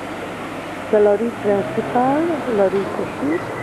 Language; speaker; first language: French; non-native, fluent; Hungarian